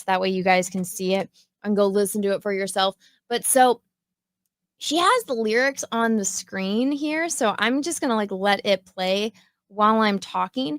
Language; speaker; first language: English; native; English